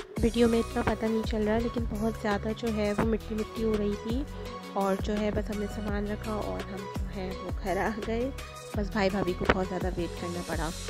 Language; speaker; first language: Urdu; native; Urdu